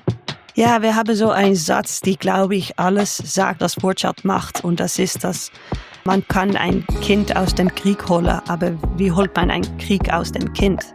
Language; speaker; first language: German; non-native, fluent; Dutch